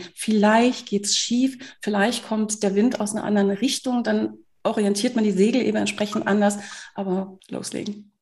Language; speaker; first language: German; early bilingual, heritage; Danish